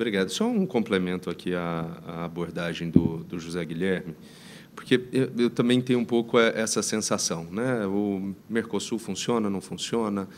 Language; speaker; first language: Portuguese; native; Portuguese